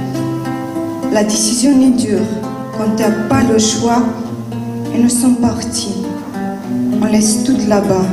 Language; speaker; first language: French; non-native, learner; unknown